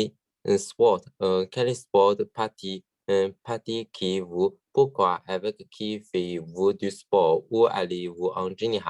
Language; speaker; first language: French; non-native, learner; Chinese